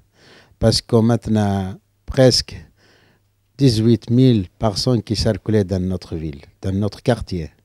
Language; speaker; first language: French; non-native, learner; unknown